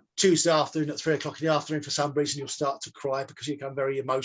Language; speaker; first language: English; native; English